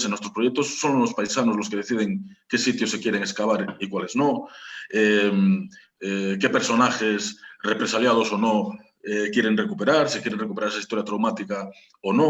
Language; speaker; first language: Spanish; native; Spanish